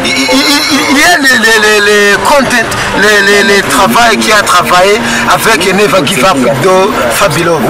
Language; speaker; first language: French; non-native, learner; Rundi